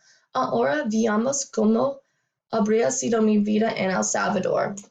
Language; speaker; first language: Spanish; non-native, learner; English